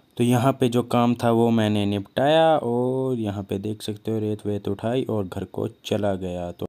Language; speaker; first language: Hindi; non-native, local second language; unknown